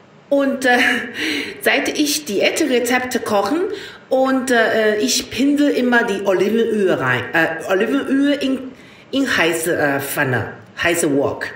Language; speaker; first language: German; non-native, learner; Chinese